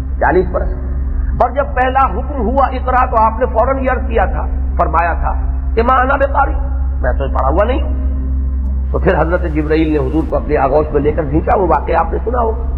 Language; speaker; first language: Urdu; native; Urdu